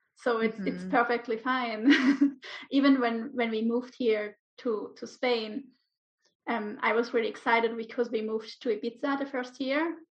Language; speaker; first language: English; non-native, fluent; German